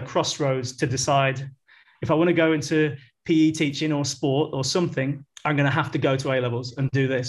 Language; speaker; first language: English; native; English